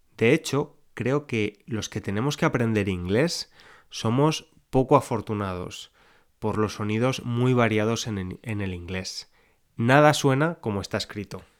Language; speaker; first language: Spanish; native; Spanish